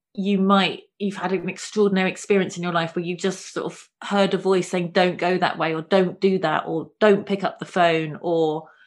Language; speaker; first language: English; native; English